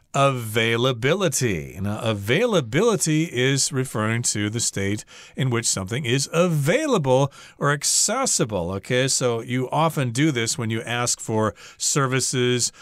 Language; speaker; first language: English; native; English